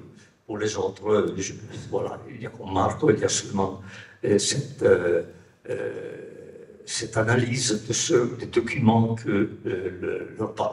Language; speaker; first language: French; non-native, fluent; Italian